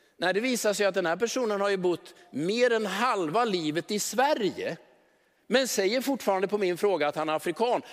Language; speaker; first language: Swedish; native; Swedish